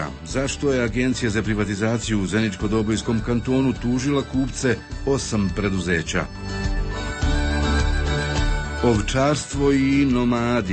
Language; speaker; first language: Croatian; native; Croatian